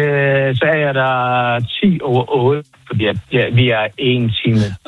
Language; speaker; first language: Danish; non-native, local second language; Faroese